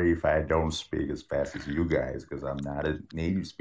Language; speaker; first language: English; non-native, fluent; Persian